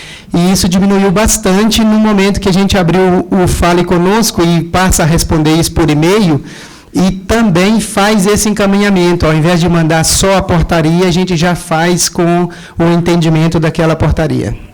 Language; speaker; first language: Portuguese; native; Portuguese